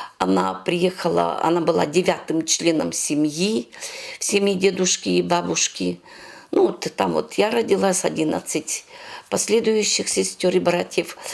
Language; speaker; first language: Russian; non-native, local second language; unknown